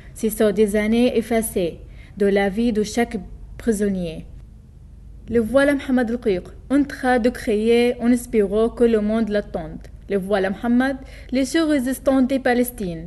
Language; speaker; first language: French; non-native, learner; Arabic